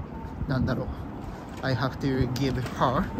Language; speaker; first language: English; non-native, learner; Japanese